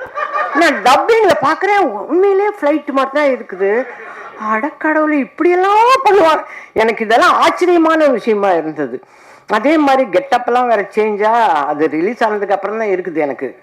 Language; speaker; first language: Tamil; native; Tamil